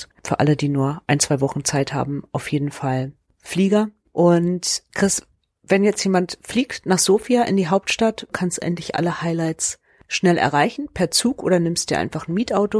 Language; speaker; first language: German; native; German